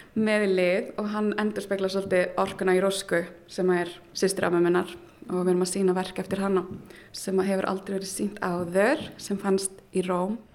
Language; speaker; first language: Icelandic; early bilingual, heritage; German